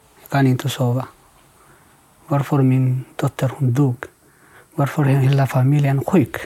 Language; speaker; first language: Swedish; non-native, learner; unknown